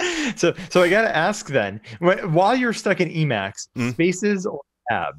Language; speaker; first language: English; native; English